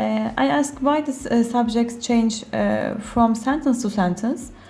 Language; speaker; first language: English; non-native, learner; Turkish